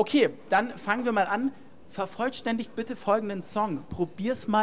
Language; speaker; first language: German; native; German